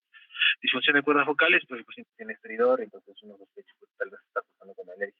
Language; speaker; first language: Spanish; native; Spanish